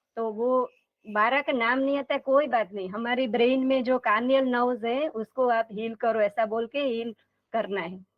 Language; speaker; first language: Hindi; non-native, local second language; Gujarati